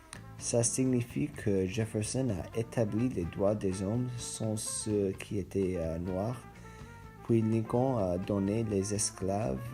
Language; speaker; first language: French; non-native, learner; English